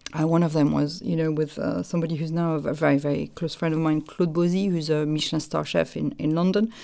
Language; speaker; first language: English; non-native, fluent; French